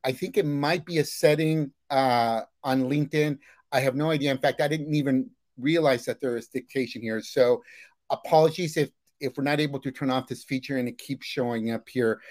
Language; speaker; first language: English; early bilingual, other home language; Spanish